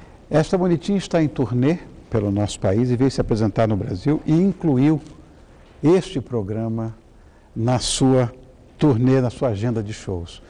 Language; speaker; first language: Portuguese; native; Portuguese